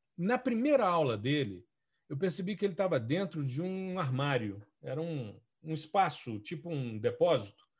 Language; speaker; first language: Portuguese; native; Portuguese